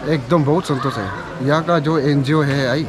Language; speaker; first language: Hindi; non-native, local second language; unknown